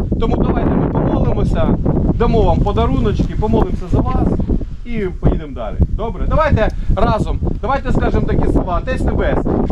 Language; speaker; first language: Ukrainian; non-native, local second language; Russian